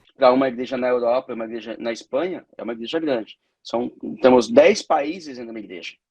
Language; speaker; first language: Portuguese; native; Portuguese